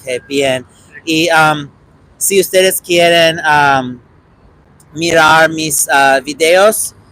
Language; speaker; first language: Spanish; non-native, learner; English